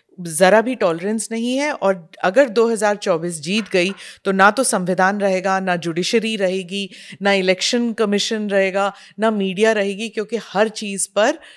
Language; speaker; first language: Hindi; native; Hindi